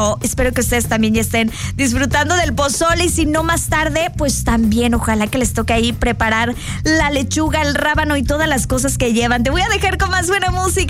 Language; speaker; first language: Spanish; native; Spanish